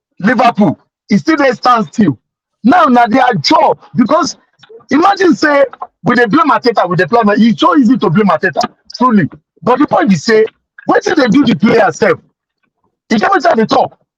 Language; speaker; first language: Nigerian Pidgin; native; Nigerian Pidgin